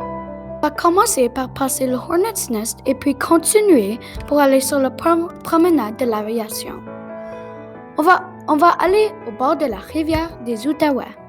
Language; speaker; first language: French; non-native, local second language; English